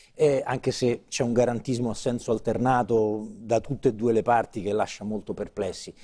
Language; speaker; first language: Italian; native; Italian